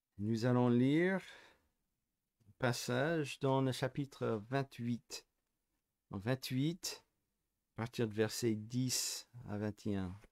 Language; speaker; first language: French; non-native, fluent; English